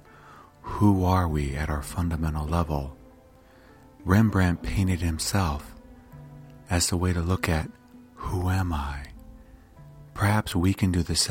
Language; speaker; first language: English; native; English